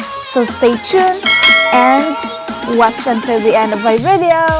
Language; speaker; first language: English; non-native, learner; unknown